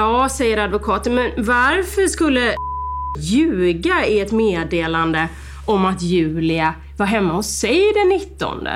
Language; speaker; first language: Swedish; native; Swedish